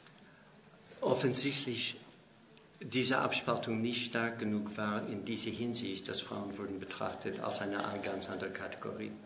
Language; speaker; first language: German; non-native, fluent; English